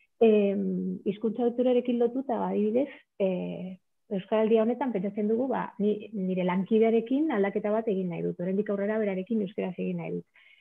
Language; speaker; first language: Basque; non-native, local second language; Spanish